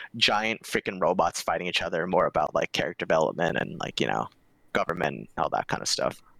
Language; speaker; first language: English; early bilingual, other home language; Korean